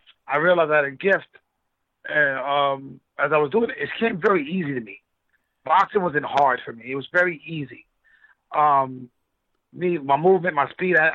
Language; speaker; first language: English; native; English